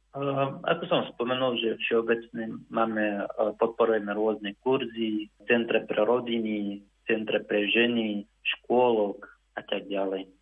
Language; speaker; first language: Slovak; non-native, fluent; Arabic